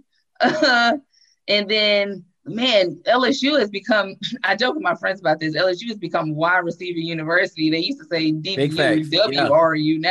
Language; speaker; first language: English; native; English